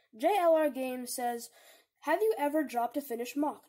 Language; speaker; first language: English; native; English